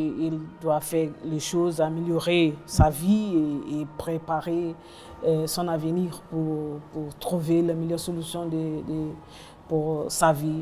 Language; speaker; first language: French; non-native, learner; Portuguese